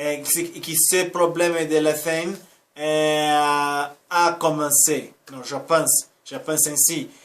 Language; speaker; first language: French; non-native, learner; Spanish